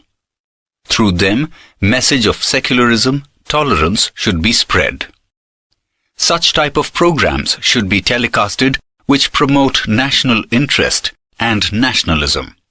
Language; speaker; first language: English; non-native, local second language; Gujarati